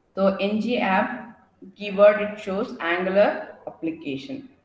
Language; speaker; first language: English; non-native, local second language; Kannada